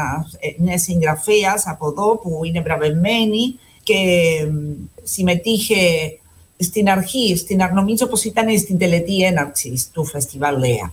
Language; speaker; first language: Greek; non-native, fluent; Spanish